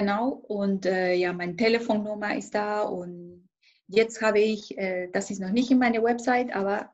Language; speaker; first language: German; non-native, fluent; Spanish